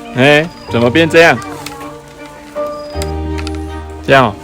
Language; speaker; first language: Chinese; native; Chinese